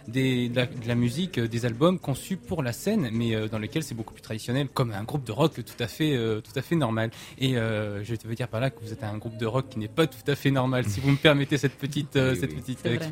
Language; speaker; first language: French; native; French